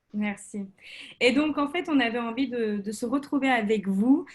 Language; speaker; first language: French; native; French